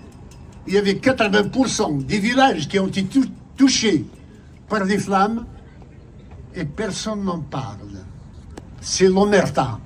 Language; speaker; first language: French; non-native, local second language; Kabyle